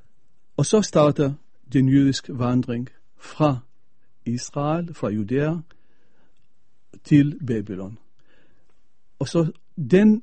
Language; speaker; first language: Danish; non-native, fluent; Arabic